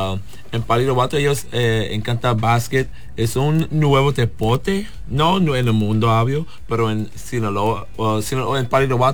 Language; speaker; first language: Spanish; non-native, learner; English